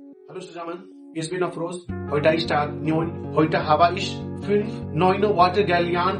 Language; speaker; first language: German; non-native, learner; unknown